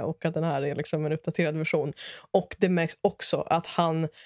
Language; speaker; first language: Swedish; native; Swedish